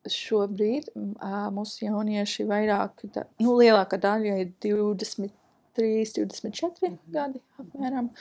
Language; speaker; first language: Latvian; non-native, learner; English